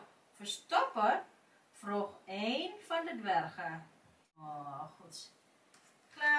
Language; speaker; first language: Dutch; non-native, fluent; Waray